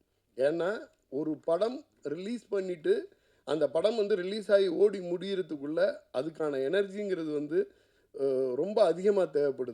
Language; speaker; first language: Tamil; native; Tamil